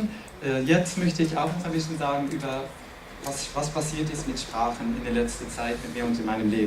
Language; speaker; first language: German; non-native, fluent; French